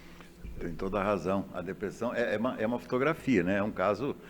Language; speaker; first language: Portuguese; native; Portuguese